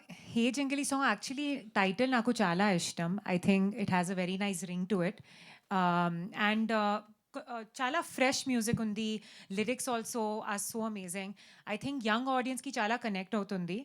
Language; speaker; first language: Telugu; non-native, learner; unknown